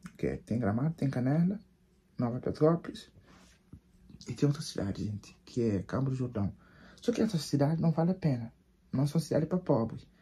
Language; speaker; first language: Portuguese; non-native, local second language; Kabuverdianu